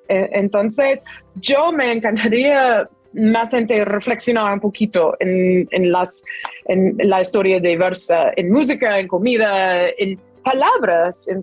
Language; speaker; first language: Spanish; non-native, fluent; English